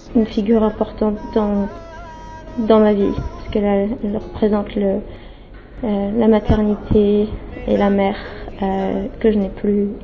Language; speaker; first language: French; native; French